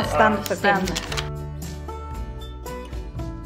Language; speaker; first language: Swedish; non-native, learner; Japanese